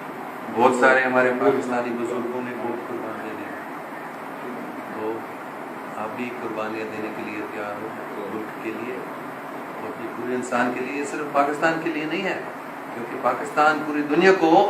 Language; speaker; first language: Hindi; non-native, local second language; English